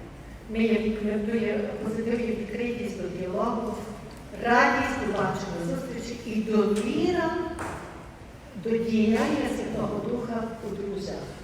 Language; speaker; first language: Ukrainian; early bilingual, heritage; Ukrainian